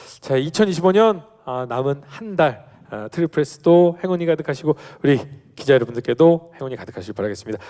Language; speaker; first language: Korean; native; Korean